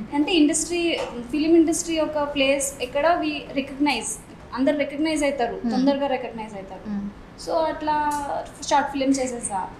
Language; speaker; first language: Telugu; non-native, local second language; Marathi